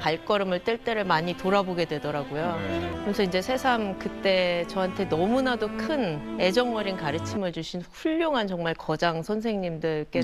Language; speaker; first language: Korean; native; Korean